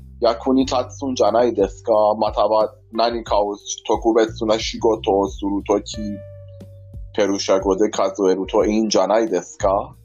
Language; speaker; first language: Japanese; non-native, fluent; Persian